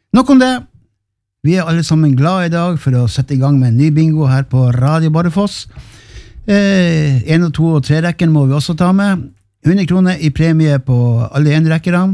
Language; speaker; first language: Norwegian; native; Norwegian